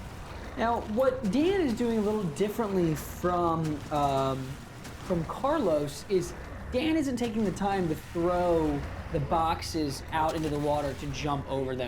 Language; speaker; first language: English; native; English